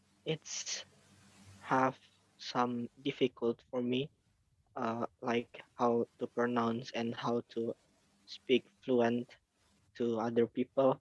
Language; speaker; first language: English; non-native, learner; Indonesian